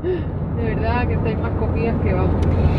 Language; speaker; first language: Spanish; native; Spanish